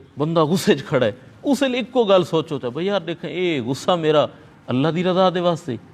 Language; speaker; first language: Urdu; non-native, local second language; Punjabi